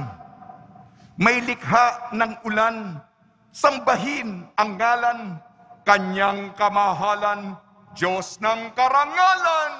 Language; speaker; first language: Filipino; native; Filipino